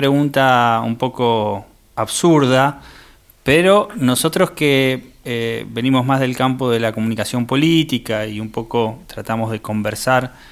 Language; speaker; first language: Spanish; native; Spanish